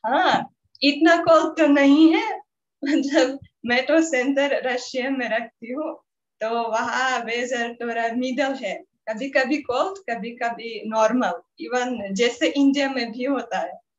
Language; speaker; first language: Hindi; non-native, learner; Russian